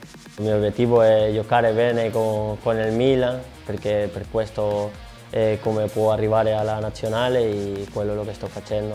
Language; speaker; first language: Italian; non-native, fluent; Spanish